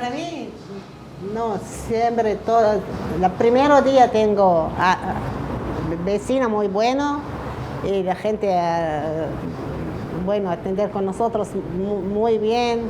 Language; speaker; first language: Spanish; non-native, learner; Arabic